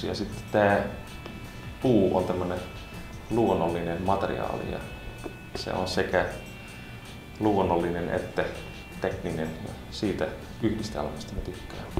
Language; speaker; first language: Finnish; non-native, fluent; Dutch